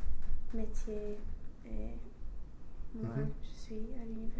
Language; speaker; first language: French; non-native, learner; English